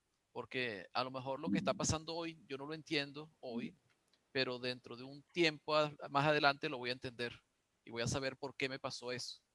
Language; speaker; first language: Spanish; native; Spanish